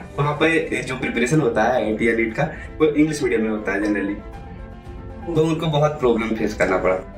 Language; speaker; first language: Hindi; native; Hindi